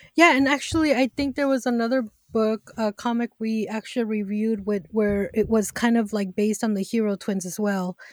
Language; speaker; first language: English; early bilingual, other home language; Spanish